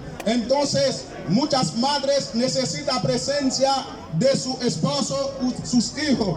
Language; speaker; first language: Spanish; non-native, fluent; Haitian Creole